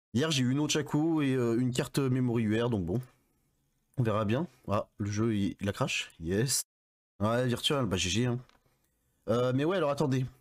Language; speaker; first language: French; native; French